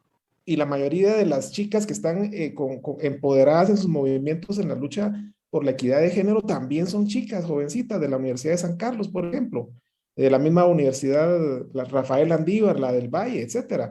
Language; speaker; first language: Spanish; native; Spanish